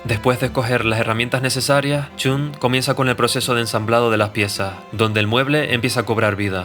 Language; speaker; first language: Spanish; native; Spanish